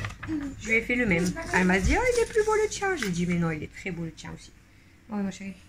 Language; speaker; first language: French; native; French